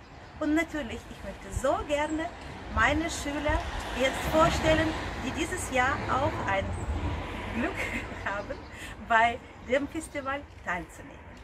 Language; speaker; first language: German; non-native, fluent; Russian